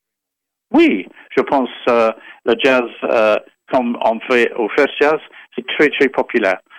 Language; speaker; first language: French; non-native, fluent; English